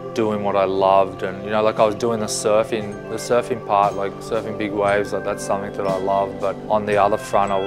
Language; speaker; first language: English; native; English